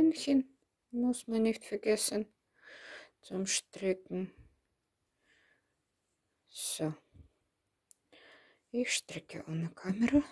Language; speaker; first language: German; non-native, fluent; Russian